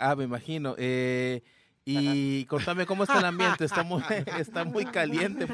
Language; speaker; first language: Spanish; native; Spanish